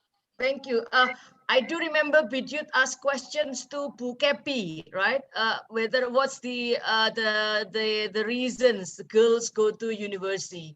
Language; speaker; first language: English; non-native, fluent; Indonesian